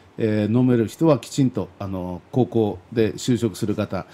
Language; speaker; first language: Japanese; native; Japanese